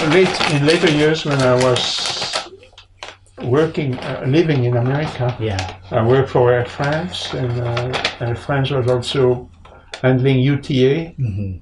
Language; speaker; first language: English; non-native, fluent; French